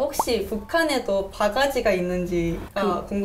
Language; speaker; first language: Korean; native; Korean